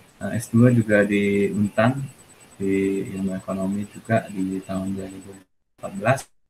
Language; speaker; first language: Indonesian; native; Indonesian